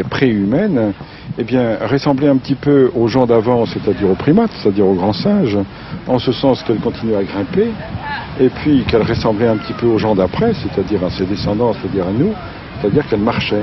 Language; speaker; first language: French; native; French